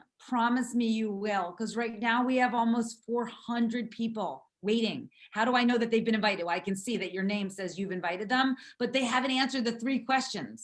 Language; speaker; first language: English; native; English